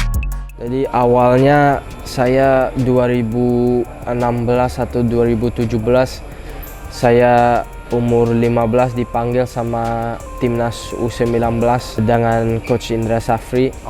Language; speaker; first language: Indonesian; early bilingual, heritage; English